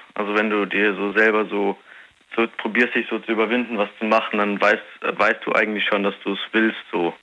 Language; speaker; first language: German; native; German